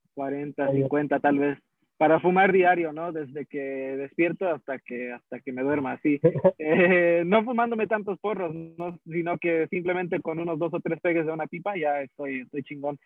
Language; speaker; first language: Spanish; early bilingual, heritage; Spanish